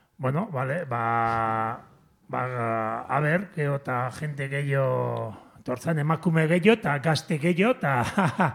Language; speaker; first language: Basque; native; Basque